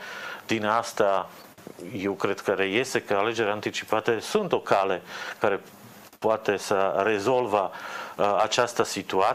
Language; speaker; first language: Romanian; non-native, fluent; Slovak